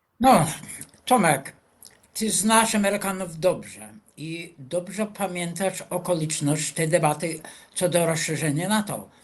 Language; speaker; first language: Polish; non-native, fluent; English